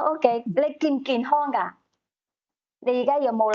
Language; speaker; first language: Cantonese; native; Cantonese